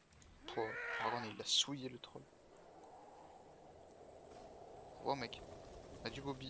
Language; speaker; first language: French; native; French